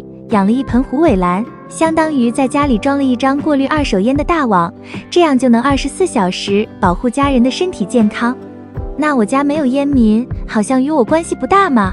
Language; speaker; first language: Chinese; native; Chinese